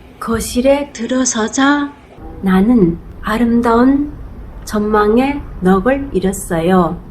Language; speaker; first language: Korean; non-native, fluent; Chinese